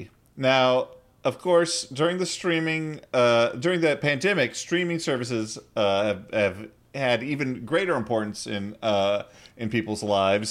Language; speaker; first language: English; native; English